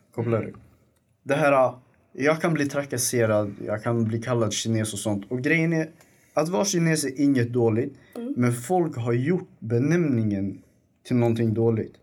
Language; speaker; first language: Swedish; early bilingual, other home language; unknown